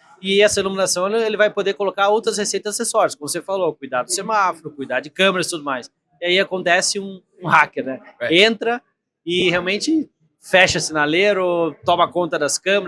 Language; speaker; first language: Portuguese; native; Portuguese